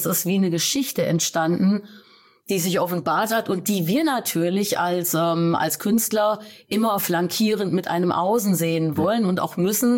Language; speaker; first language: German; native; German